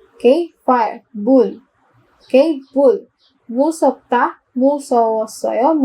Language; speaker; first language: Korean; non-native, fluent; Filipino